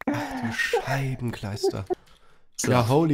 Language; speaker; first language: German; native; German